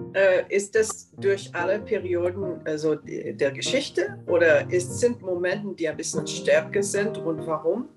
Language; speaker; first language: German; non-native, fluent; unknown